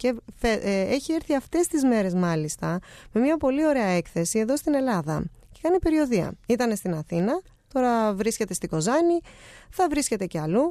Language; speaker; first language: Greek; native; Greek